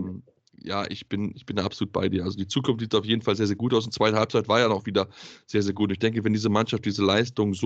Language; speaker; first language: German; native; German